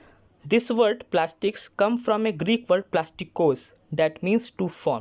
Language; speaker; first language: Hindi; native; Hindi